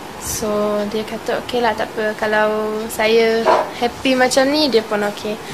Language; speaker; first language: Malay; non-native, fluent; German